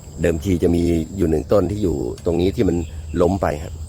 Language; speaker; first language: Thai; native; Thai